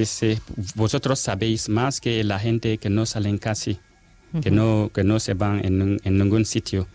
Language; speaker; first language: Spanish; non-native, fluent; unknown